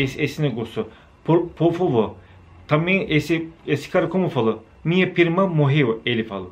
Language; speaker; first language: Portuguese; non-native, learner; Turkish